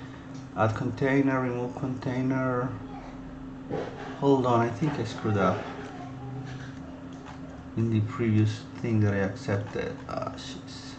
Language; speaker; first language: English; non-native, fluent; Spanish